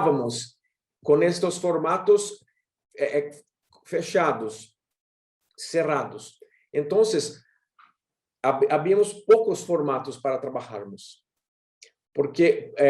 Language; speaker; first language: Spanish; non-native, learner; Portuguese